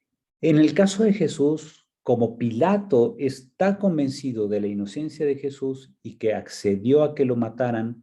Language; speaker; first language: Spanish; native; Spanish